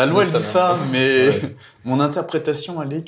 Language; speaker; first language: French; native; French